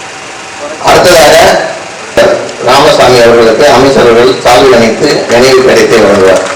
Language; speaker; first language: Tamil; native; Tamil